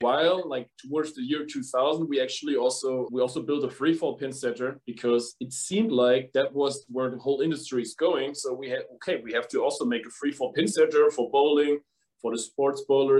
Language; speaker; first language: English; non-native, fluent; German